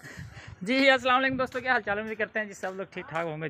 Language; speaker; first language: Hindi; non-native, local second language; Punjabi